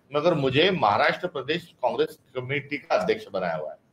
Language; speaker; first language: Hindi; non-native, local second language; Marathi